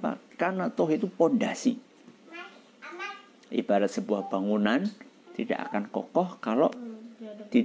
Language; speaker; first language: Indonesian; native; Indonesian